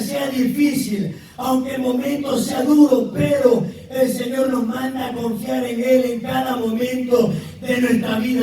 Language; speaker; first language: Spanish; native; Spanish